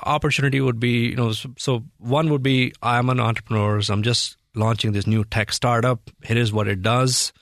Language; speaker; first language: English; non-native, local second language; Hindi